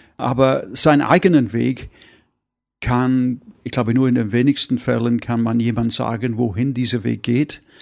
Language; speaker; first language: German; non-native, fluent; English